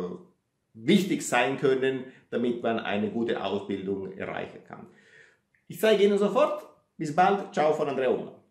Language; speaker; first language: German; non-native, fluent; Italian